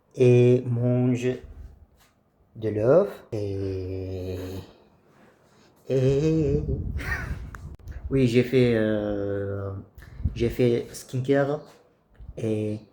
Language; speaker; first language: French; non-native, learner; Arabic